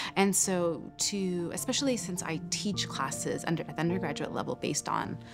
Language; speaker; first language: English; native; English